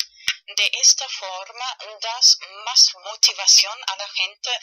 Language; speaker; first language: Spanish; non-native, learner; German